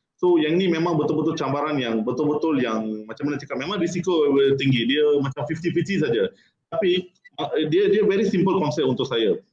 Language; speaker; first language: Malay; non-native, local second language; Tamil